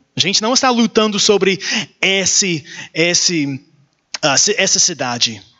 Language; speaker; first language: Portuguese; non-native, learner; English